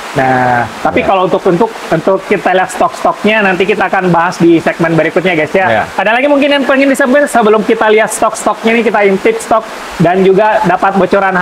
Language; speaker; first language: Indonesian; native; Indonesian